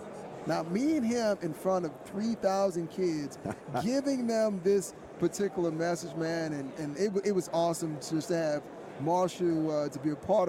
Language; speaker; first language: English; native; English